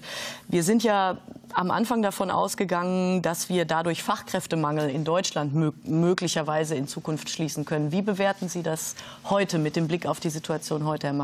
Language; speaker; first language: German; native; German